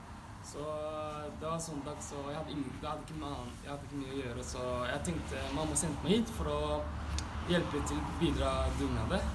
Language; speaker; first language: Norwegian; early bilingual, other home language; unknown